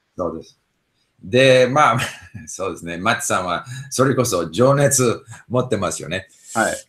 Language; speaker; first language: Japanese; non-native, fluent; English